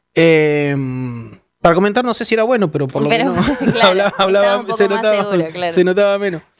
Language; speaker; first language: Spanish; native; Spanish